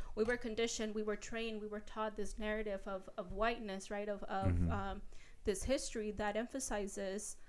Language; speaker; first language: English; early bilingual, other home language; Spanish